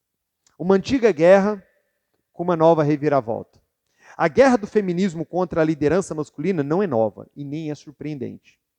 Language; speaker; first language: Portuguese; native; Portuguese